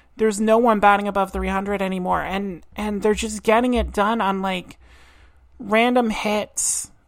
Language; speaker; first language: English; native; English